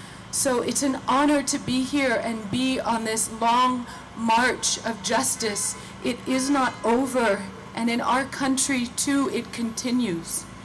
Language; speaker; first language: English; native; English